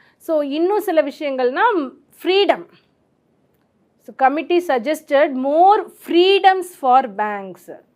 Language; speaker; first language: English; non-native, local second language; Tamil